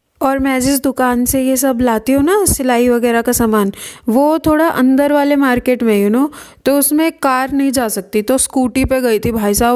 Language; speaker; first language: Hindi; native; Hindi